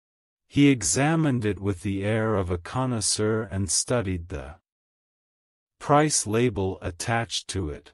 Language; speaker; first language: English; non-native, local second language; Urdu